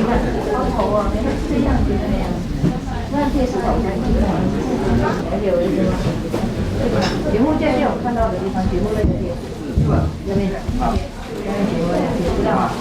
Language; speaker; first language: Chinese; non-native, fluent; Vietnamese